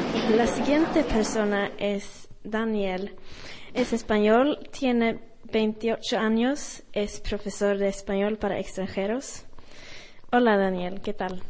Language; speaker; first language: Spanish; non-native, fluent; Swedish